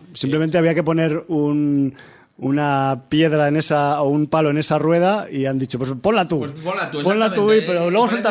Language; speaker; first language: Spanish; native; Spanish